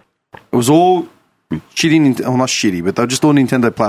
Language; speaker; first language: English; non-native, local second language; Greek